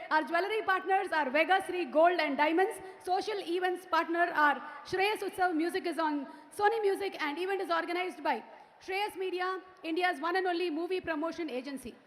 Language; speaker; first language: English; non-native, local second language; Telugu